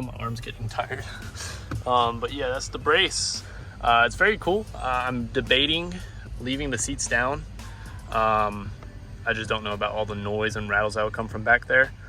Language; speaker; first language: English; native; English